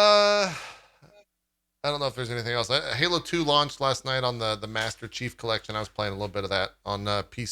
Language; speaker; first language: English; native; English